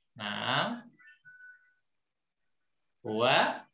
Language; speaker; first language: Arabic; non-native, fluent; Indonesian